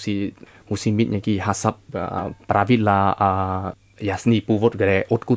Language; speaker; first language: Czech; non-native, fluent; Vietnamese